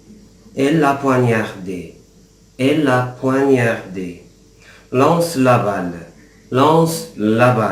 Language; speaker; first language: French; non-native, fluent; Arabic